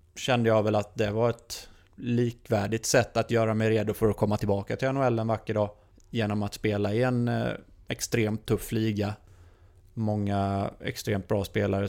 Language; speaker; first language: Swedish; native; Swedish